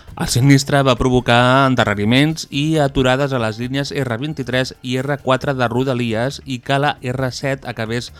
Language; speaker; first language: Catalan; native; Catalan